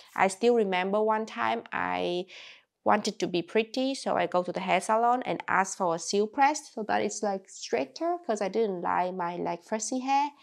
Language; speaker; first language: English; non-native, fluent; Vietnamese